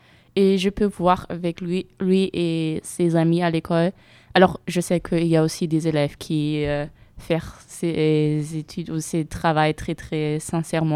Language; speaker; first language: French; non-native, learner; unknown